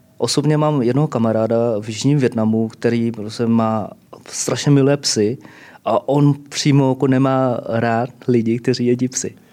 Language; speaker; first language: Czech; early bilingual, other home language; Vietnamese